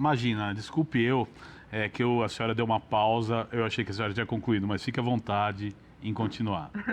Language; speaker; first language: Portuguese; native; Portuguese